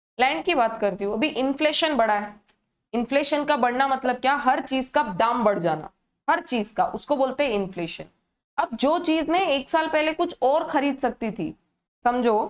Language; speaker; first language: Hindi; native; Hindi